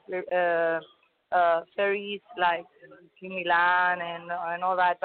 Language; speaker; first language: English; non-native, learner; Spanish